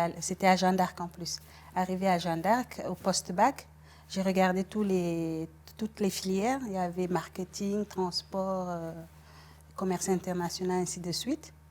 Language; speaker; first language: French; non-native, local second language; Wolof